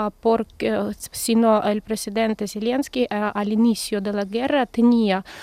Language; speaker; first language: Spanish; non-native, learner; Ukrainian